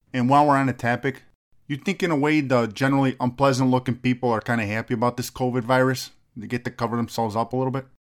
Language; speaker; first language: English; native; English